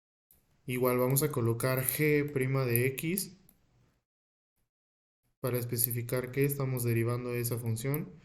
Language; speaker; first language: Spanish; native; Spanish